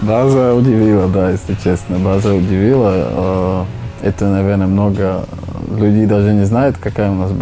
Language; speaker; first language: Russian; non-native, learner; Slovak